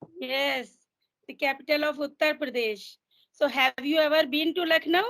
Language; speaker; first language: English; non-native, fluent; Hindi